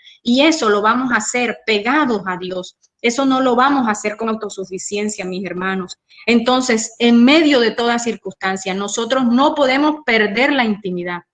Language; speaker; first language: Spanish; native; Spanish